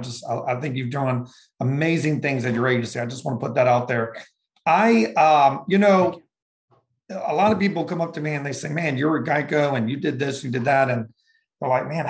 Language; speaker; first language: English; native; English